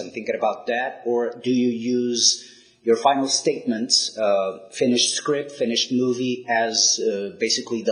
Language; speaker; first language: English; non-native, fluent; Portuguese